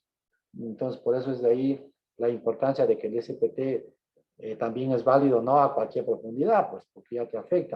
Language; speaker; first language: Spanish; native; Spanish